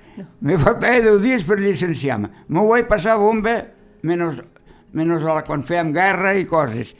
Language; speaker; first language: Catalan; native; Catalan